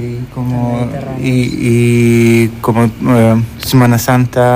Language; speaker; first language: Spanish; non-native, learner; Russian